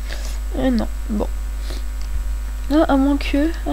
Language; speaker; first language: French; native; French